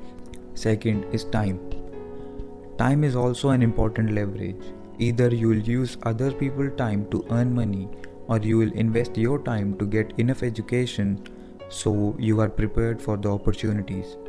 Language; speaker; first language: English; non-native, local second language; Hindi